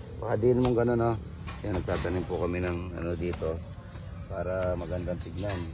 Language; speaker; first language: Filipino; non-native, local second language; Pampanga